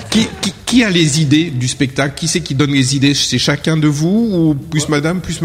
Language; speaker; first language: French; native; French